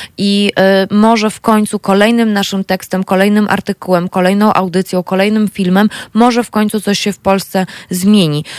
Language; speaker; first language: Polish; native; Polish